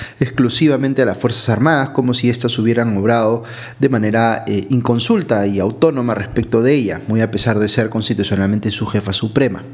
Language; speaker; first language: Spanish; native; Spanish